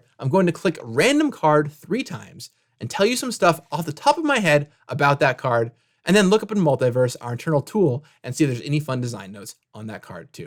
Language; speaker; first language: English; native; English